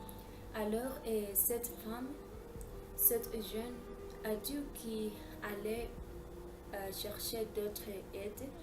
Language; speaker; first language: French; non-native, learner; Spanish